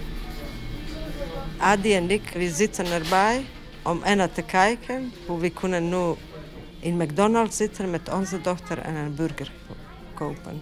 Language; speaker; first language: Dutch; non-native, fluent; Bosnian